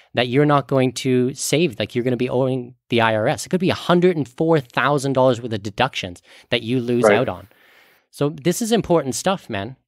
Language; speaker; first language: English; native; English